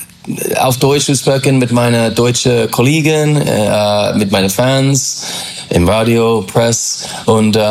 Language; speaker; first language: German; non-native, learner; English